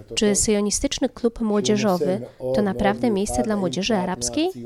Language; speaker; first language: Polish; non-native, fluent; Arabic